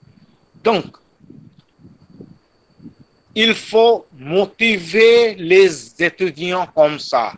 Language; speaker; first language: French; non-native, fluent; Bangla